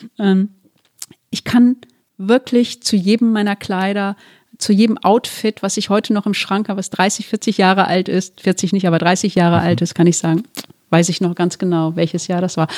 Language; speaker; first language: German; early bilingual, other home language; Turkish